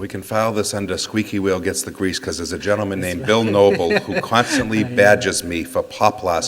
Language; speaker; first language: English; native; English